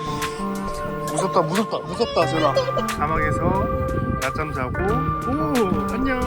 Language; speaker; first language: Korean; native; Korean